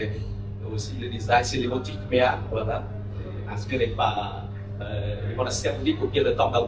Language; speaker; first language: French; non-native, local second language; Khmer